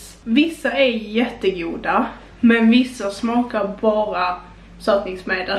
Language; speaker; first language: Swedish; native; Swedish